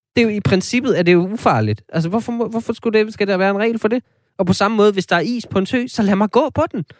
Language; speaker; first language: Danish; native; Danish